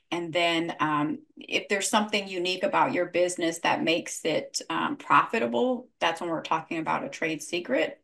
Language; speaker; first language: English; native; English